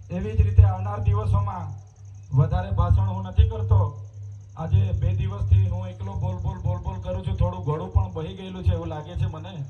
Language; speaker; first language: Gujarati; non-native, local second language; Vasavi